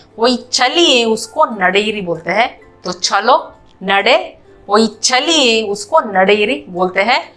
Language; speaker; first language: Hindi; non-native, local second language; Kannada